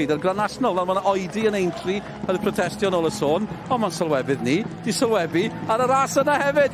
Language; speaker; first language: Welsh; native; Welsh